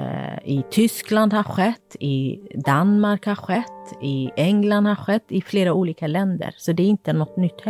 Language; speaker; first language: Swedish; non-native, fluent; Kurdish